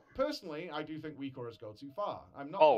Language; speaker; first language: English; native; English